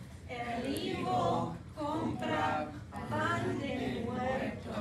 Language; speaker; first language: Spanish; non-native, fluent; English